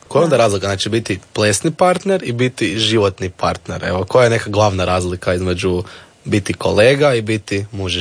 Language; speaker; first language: Serbian; native; Serbian